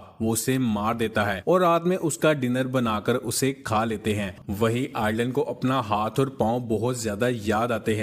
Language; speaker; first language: Hindi; native; Hindi